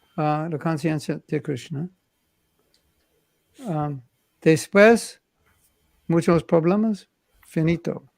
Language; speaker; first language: Spanish; non-native, learner; English